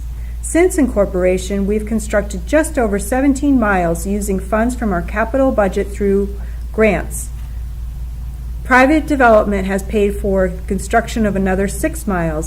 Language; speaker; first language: English; native; English